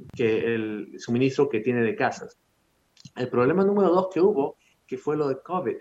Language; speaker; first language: Spanish; early bilingual, heritage; Spanish